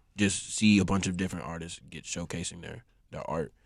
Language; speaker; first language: English; native; English